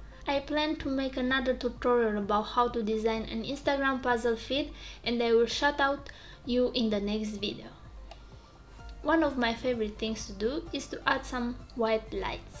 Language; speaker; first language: English; non-native, fluent; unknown